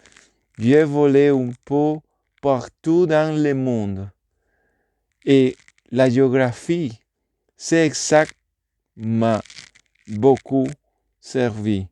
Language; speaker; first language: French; non-native, learner; Spanish